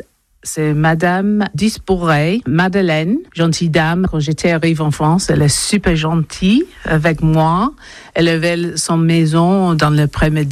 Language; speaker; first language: French; non-native, learner; English